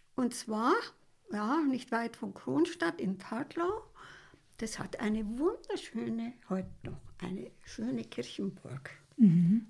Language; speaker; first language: German; early bilingual, heritage; Romanian